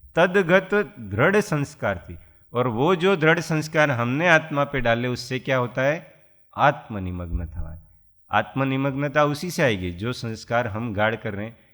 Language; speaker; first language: Hindi; non-native, local second language; Gujarati